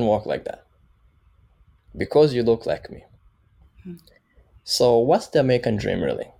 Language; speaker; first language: English; non-native, local second language; Kinyarwanda